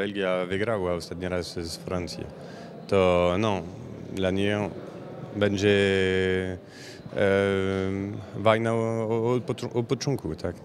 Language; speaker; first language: Polish; non-native, learner; French